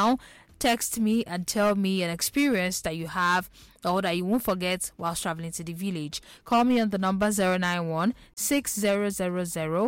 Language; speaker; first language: English; non-native, local second language; Igbo